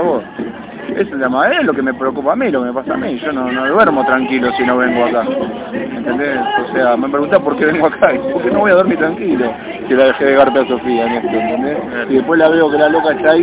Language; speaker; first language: Spanish; native; Spanish